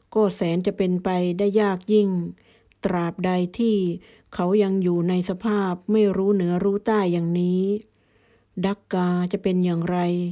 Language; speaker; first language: Thai; native; Thai